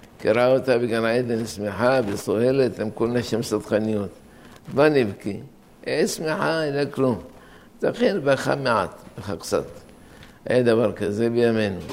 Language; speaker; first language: Hebrew; non-native, fluent; Arabic